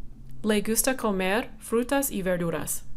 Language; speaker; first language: Spanish; non-native, fluent; English